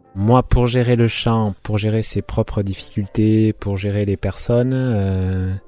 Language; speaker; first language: French; native; French